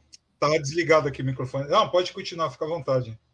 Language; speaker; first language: Portuguese; native; Portuguese